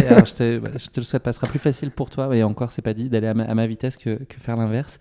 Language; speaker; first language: French; native; French